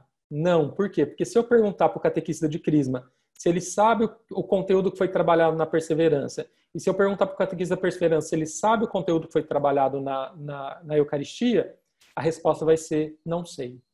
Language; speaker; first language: Portuguese; native; Portuguese